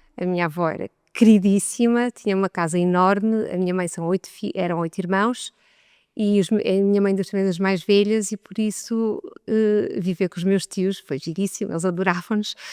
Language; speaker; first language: Portuguese; native; Portuguese